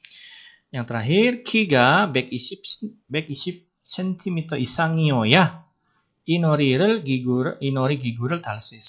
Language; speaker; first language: Korean; non-native, fluent; Indonesian